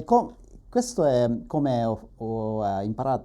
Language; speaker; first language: Italian; non-native, learner; Japanese